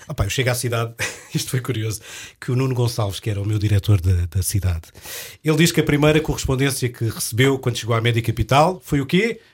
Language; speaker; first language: Portuguese; native; Portuguese